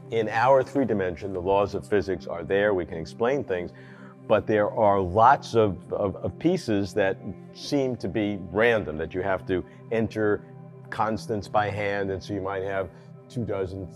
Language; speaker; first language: English; native; English